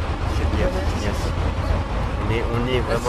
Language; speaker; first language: French; native; French